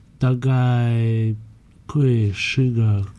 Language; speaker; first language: Chinese; non-native, learner; Russian